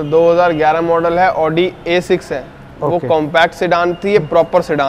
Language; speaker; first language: Hindi; native; Hindi